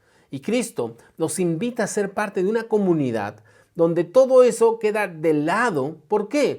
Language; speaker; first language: Spanish; native; Spanish